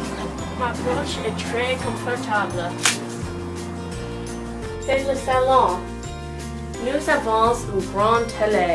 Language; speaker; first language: French; non-native, learner; English